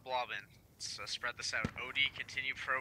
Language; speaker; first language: English; native; English